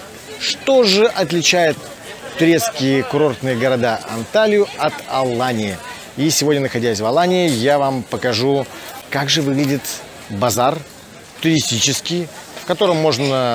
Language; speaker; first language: Russian; native; Russian